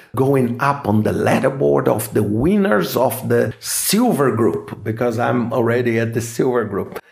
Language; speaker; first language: English; non-native, fluent; Portuguese